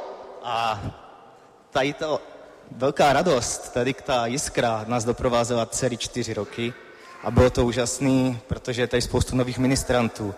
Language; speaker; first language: Czech; native; Czech